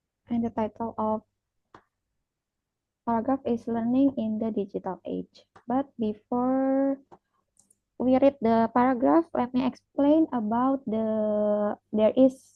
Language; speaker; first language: English; non-native, fluent; Indonesian